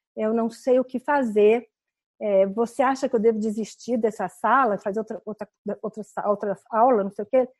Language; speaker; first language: Portuguese; native; Portuguese